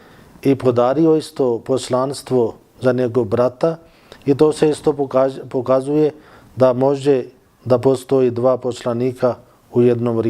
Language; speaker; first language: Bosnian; non-native, fluent; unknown